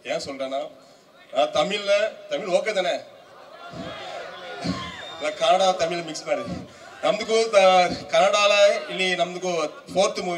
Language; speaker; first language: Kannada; non-native, local second language; Tamil